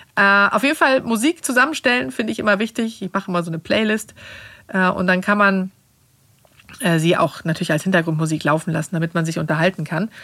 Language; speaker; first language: German; non-native, fluent; Swedish